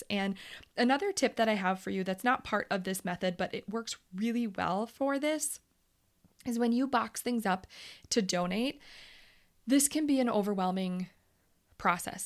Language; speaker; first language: English; native; English